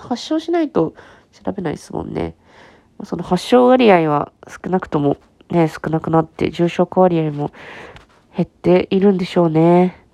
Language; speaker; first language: Japanese; native; Japanese